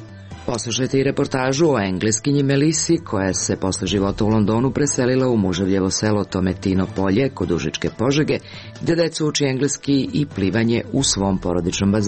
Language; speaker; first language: Serbian; native; Serbian